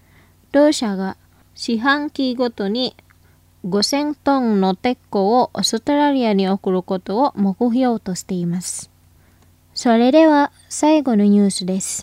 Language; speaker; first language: Japanese; non-native, fluent; Indonesian